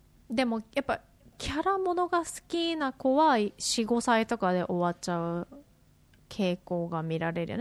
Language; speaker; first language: Japanese; early bilingual, heritage; Japanese